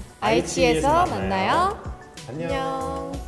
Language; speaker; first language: Korean; native; Korean